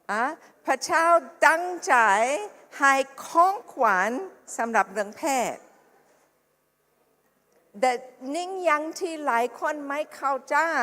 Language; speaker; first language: Thai; non-native, fluent; English